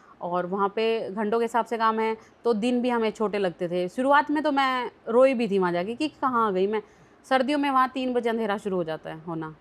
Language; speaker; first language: Hindi; native; Hindi